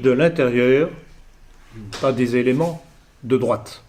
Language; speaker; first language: French; native; French